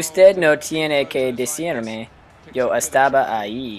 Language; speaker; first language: Spanish; non-native, learner; English